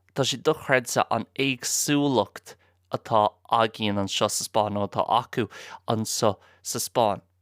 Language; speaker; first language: Irish; non-native, local second language; English